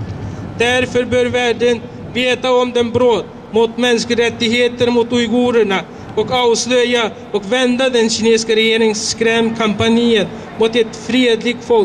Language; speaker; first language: Swedish; non-native, fluent; Uyghur